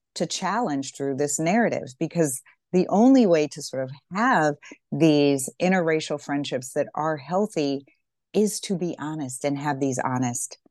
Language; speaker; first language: English; native; English